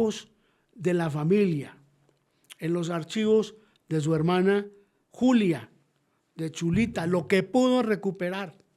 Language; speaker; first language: Spanish; native; Spanish